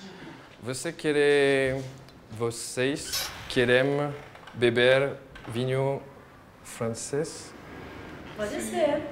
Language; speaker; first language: Portuguese; non-native, learner; French